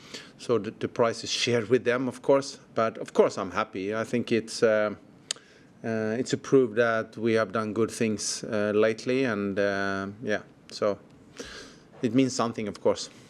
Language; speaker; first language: English; non-native, fluent; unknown